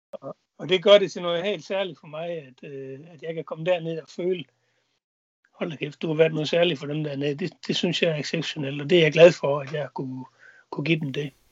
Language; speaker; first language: Danish; native; Danish